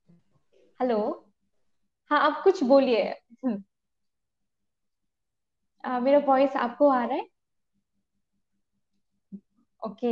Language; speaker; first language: Hindi; non-native, local second language; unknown